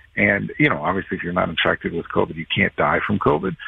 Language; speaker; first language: English; native; English